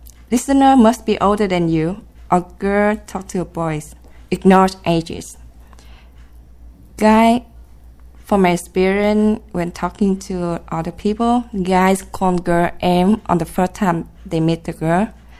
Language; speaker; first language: English; non-native, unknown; Vietnamese